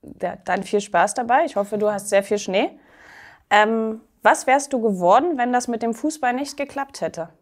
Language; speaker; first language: German; native; German